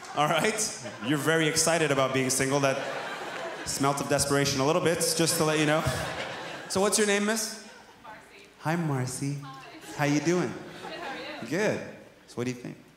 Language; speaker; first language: English; native; English